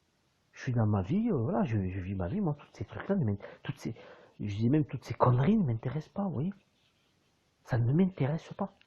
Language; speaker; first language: French; native; French